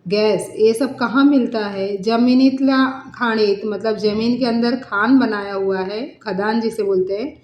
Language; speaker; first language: Hindi; non-native, local second language; Marathi